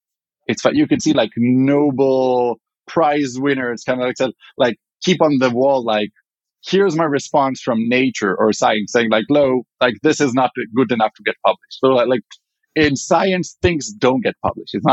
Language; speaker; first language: English; non-native, fluent; Hebrew